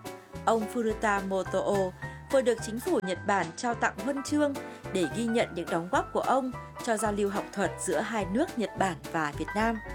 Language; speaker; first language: Vietnamese; native; Vietnamese